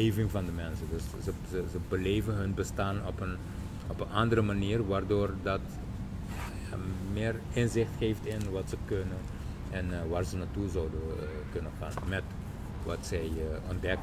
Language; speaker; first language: Dutch; non-native, local second language; Papiamento